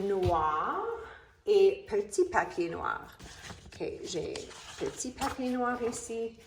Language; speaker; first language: French; non-native, learner; English